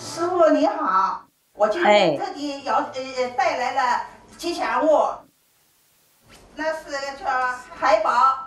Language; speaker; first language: Chinese; native; Chinese